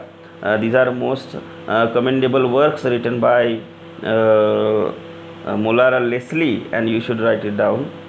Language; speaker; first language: English; non-native, local second language; Marathi